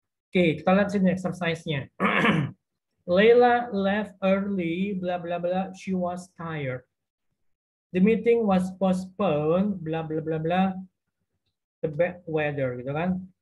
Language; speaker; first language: English; non-native, fluent; Indonesian